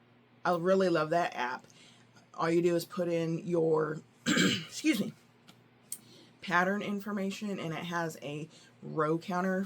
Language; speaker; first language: English; native; English